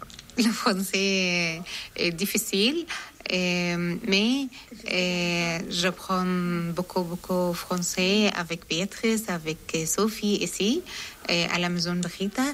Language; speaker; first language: French; non-native, learner; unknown